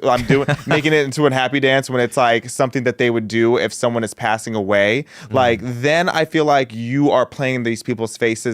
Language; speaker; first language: English; native; English